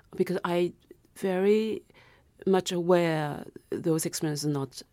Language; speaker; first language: English; non-native, fluent; Chinese